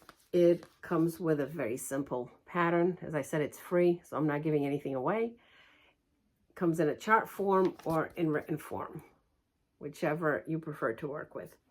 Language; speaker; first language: English; early bilingual, other home language; Portuguese